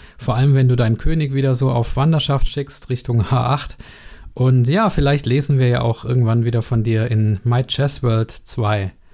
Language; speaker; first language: German; native; German